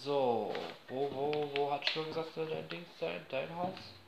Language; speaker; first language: German; native; German